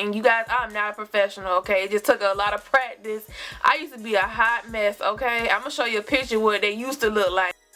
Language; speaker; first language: English; native; English